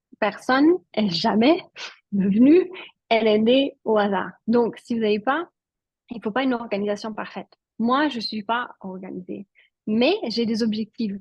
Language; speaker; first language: French; non-native, local second language; Italian